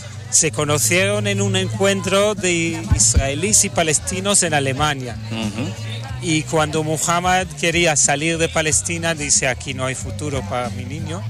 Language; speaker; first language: Spanish; non-native, fluent; Hebrew